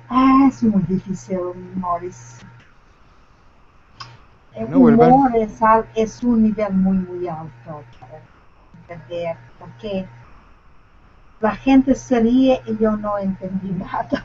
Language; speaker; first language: Spanish; non-native, learner; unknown